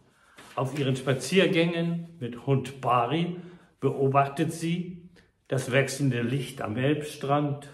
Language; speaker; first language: German; native; German